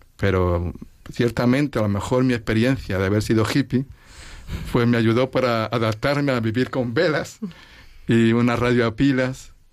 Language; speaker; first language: Spanish; native; Spanish